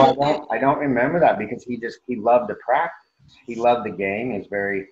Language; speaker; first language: English; native; English